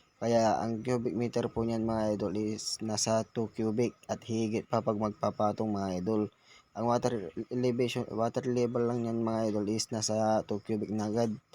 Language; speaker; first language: Filipino; non-native, local second language; Pangasinan